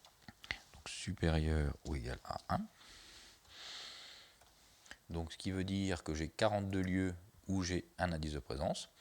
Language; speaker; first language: French; native; French